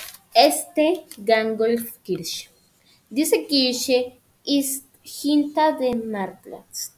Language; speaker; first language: German; non-native, learner; Spanish